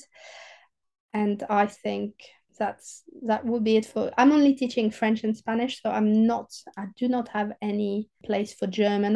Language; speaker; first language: English; non-native, fluent; French